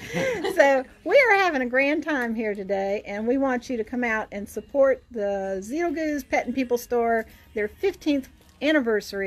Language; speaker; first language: English; native; English